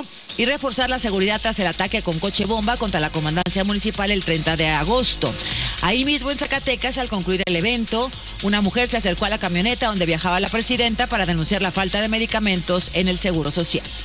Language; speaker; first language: Spanish; native; Spanish